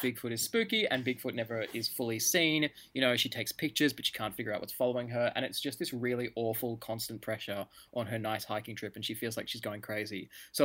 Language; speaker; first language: English; native; English